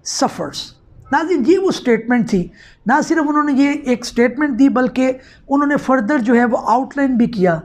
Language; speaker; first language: Urdu; non-native, local second language; Punjabi